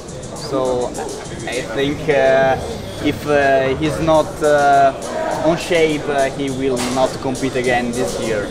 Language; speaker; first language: English; non-native, learner; Italian